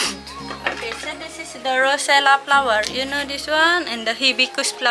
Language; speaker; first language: English; non-native, learner; Indonesian